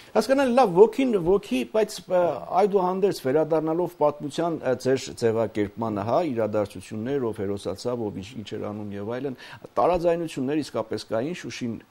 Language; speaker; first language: Armenian; native; Armenian